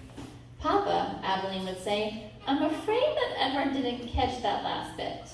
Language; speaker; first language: English; native; English